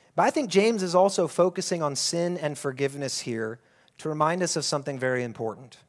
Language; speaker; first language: English; native; English